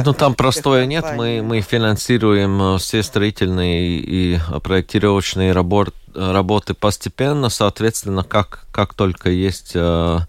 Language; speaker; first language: Russian; non-native, local second language; Latvian